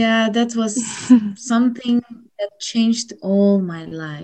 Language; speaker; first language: English; non-native, fluent; Ukrainian